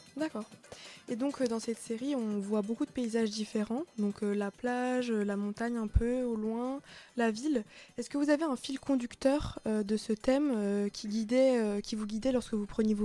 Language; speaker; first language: French; native; French